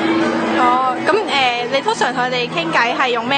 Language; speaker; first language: Cantonese; native; Cantonese